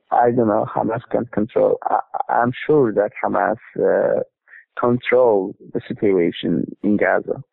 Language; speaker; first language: English; non-native, learner; Arabic